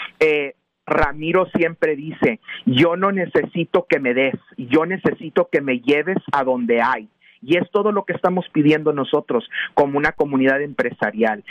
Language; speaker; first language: Spanish; early bilingual, heritage; Spanish